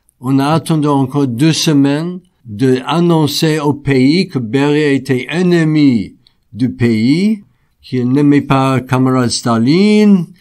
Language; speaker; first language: French; non-native, fluent; English